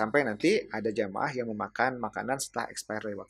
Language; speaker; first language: Indonesian; native; Indonesian